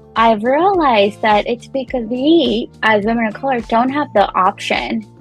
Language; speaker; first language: English; non-native, local second language; Punjabi